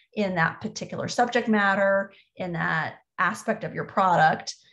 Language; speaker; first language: English; native; English